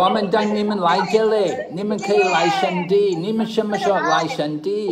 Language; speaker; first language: Chinese; non-native, fluent; English